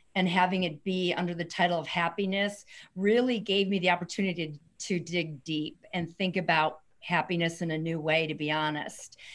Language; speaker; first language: English; native; English